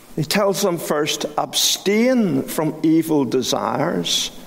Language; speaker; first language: English; native; English